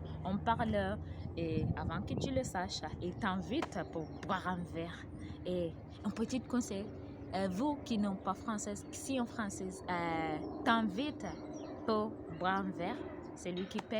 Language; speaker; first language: French; non-native, learner; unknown